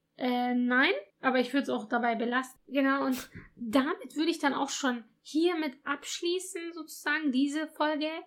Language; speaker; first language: German; early bilingual, other home language; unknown